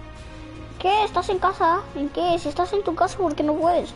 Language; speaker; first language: Spanish; native; Spanish